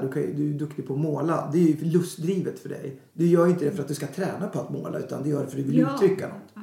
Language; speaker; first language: Swedish; native; Swedish